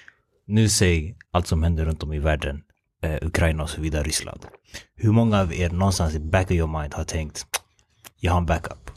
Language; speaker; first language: Swedish; early bilingual, other home language; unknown